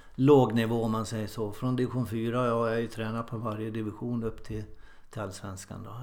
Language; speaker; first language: Swedish; native; Swedish